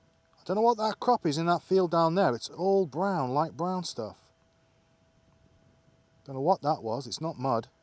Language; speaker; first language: English; native; English